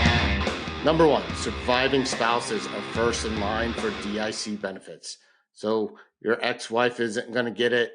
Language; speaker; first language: English; native; English